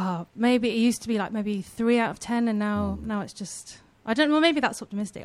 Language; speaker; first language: English; native; English